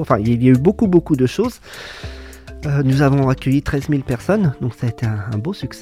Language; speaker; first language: French; native; French